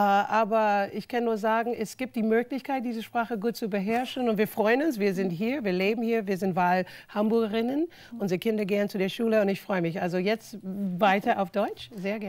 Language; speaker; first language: German; non-native, fluent; English